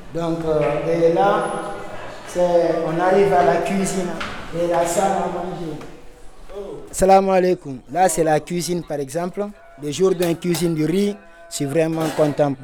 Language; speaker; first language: French; non-native, local second language; Fula